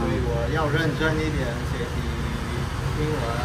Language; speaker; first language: Chinese; non-native, learner; Vietnamese